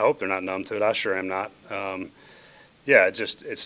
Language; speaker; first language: English; native; English